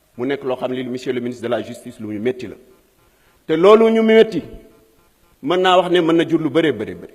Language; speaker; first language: Wolof; non-native, local second language; Fula